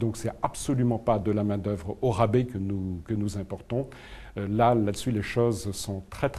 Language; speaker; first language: French; native; French